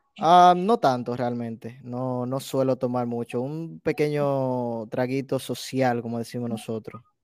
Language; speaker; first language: Spanish; native; Spanish